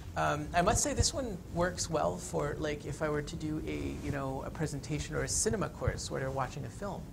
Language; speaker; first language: English; native; English